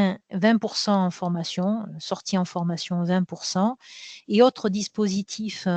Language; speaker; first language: French; native; French